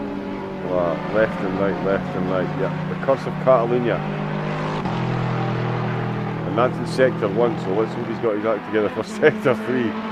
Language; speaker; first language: English; native; English